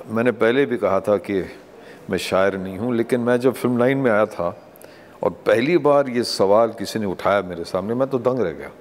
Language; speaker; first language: Hindi; non-native, local second language; English